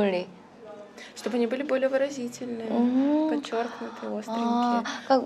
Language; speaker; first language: Russian; native; Russian